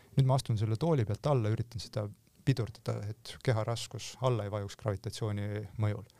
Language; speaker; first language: Estonian; native; Estonian